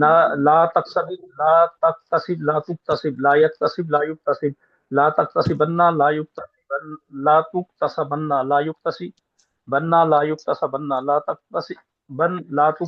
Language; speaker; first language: Arabic; non-native, learner; Urdu